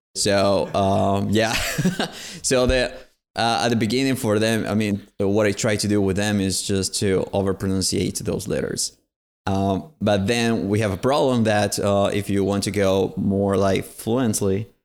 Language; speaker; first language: English; non-native, fluent; Spanish